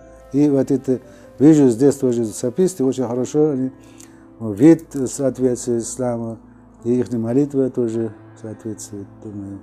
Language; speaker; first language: Russian; non-native, local second language; Uzbek